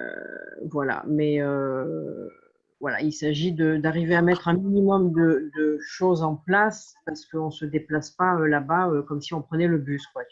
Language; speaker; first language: French; native; French